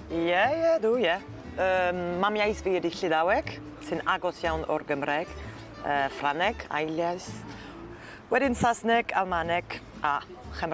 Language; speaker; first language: Welsh; non-native, fluent; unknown